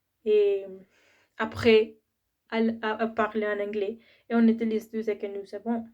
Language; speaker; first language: French; non-native, learner; Spanish